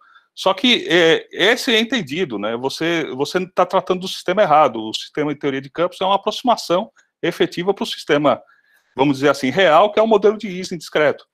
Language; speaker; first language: Portuguese; native; Portuguese